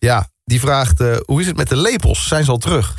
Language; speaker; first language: Dutch; native; Dutch